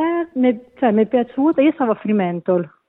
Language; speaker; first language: Italian; native; Italian